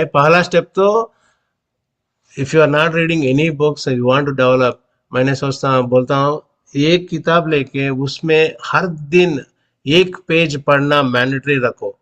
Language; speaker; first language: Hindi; non-native, local second language; Telugu